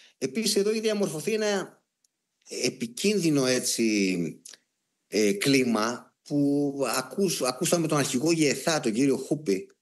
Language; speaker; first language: Greek; native; Greek